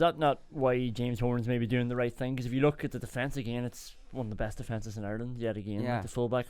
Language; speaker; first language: English; native; English